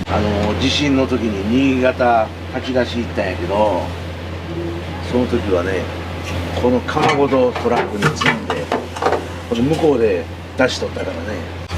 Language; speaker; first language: Japanese; native; Japanese